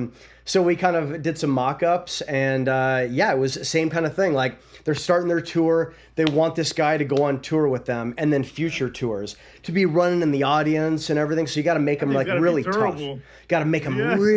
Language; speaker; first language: English; native; English